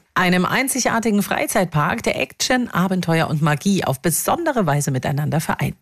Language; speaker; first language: German; native; German